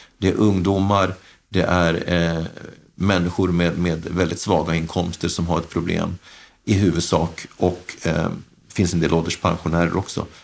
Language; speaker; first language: Swedish; native; Swedish